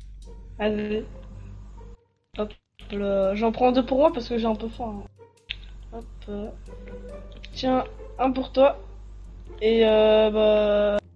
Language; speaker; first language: French; native; French